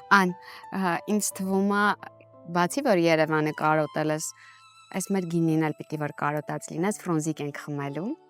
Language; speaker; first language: Armenian; native; Armenian